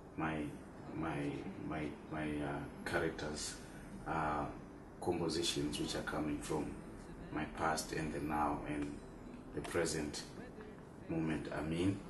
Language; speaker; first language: English; non-native, local second language; Shona